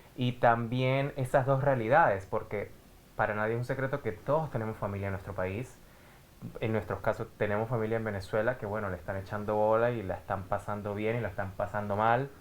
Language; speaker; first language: Spanish; native; Spanish